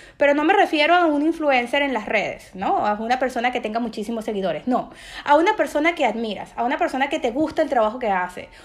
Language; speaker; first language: Spanish; native; Spanish